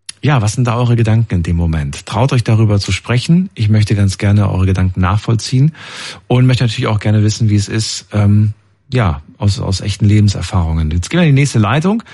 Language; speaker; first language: German; native; German